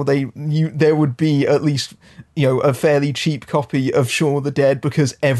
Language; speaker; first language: English; native; English